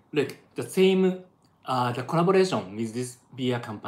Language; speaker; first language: English; non-native, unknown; Japanese